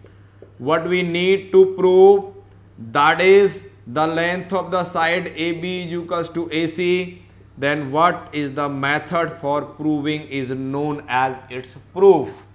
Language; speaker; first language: English; non-native, local second language; Hindi